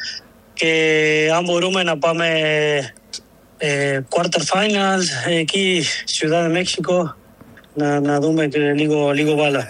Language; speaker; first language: Greek; non-native, learner; Spanish